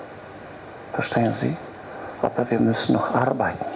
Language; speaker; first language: German; non-native, fluent; Polish